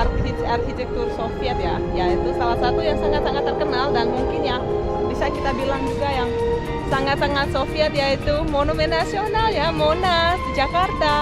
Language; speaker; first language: Indonesian; non-native, fluent; Russian